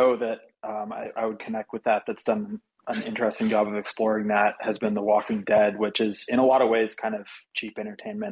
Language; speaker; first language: English; native; English